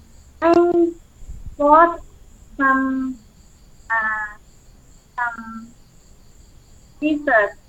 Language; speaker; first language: English; non-native, learner; Thai